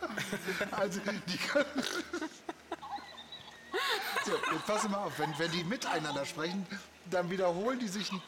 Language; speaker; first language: German; native; German